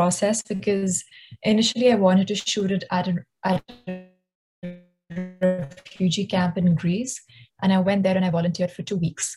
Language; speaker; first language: English; non-native, local second language; Hindi